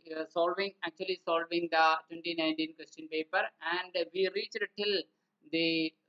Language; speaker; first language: English; non-native, local second language; Malayalam